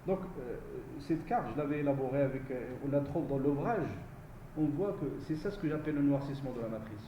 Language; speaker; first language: French; non-native, local second language; Arabic